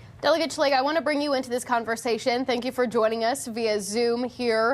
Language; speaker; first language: English; native; English